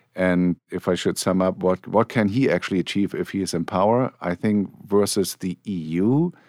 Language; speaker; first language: English; non-native, fluent; German